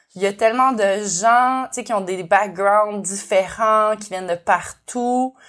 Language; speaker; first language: French; native; French